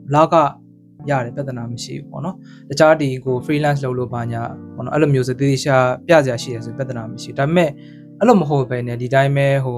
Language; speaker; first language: Burmese; native; Burmese